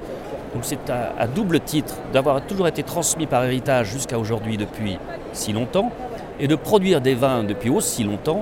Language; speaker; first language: French; native; French